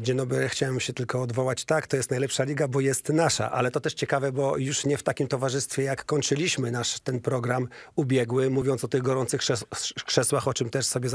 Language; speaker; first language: Polish; native; Polish